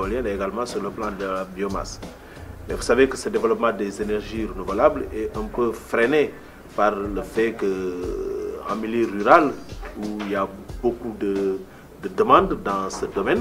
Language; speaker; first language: French; non-native, local second language; Wolof